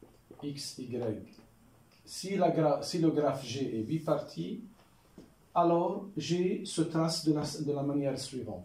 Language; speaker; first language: French; non-native, local second language; Arabic